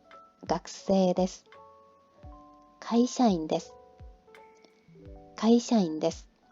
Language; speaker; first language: Japanese; non-native, learner; Korean